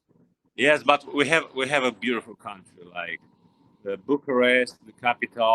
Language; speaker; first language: English; non-native, learner; Romanian